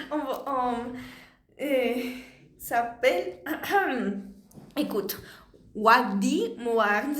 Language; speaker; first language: French; non-native, learner; Spanish